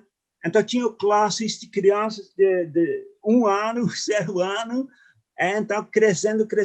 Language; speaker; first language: Portuguese; non-native, fluent; Dutch